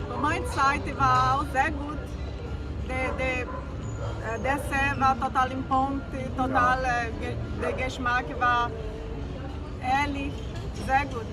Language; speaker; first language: German; non-native, learner; Portuguese